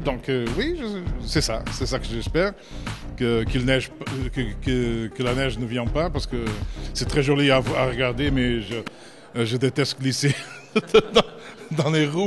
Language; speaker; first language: French; non-native, fluent; Portuguese